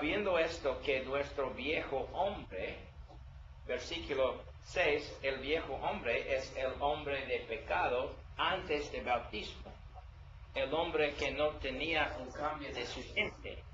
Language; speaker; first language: Spanish; non-native, learner; English